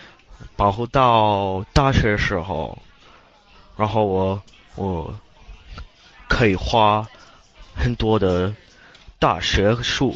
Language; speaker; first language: Chinese; non-native, learner; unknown